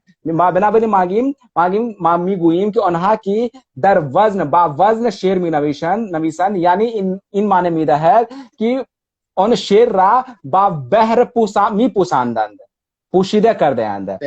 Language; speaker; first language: Persian; non-native, fluent; Hindi